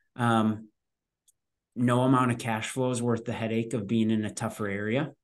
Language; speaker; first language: English; native; English